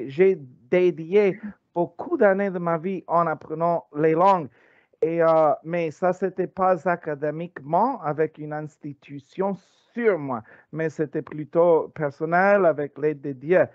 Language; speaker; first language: French; non-native, learner; English